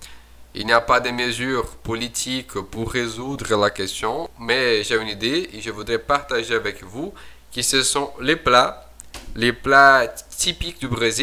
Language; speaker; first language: French; non-native, fluent; Portuguese